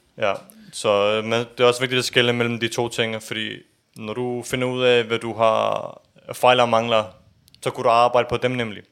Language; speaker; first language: Danish; early bilingual, other home language; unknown